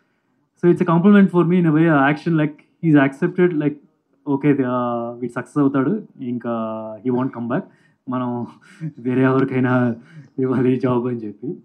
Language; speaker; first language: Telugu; native; Telugu